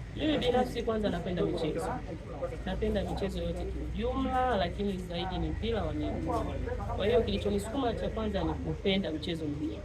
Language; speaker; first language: Swahili; native; Swahili